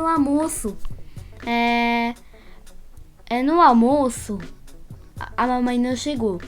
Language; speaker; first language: Portuguese; early bilingual, heritage; Portuguese